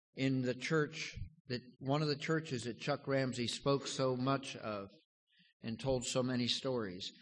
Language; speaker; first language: English; native; English